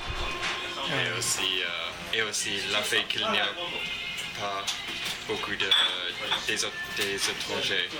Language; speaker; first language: French; non-native, learner; English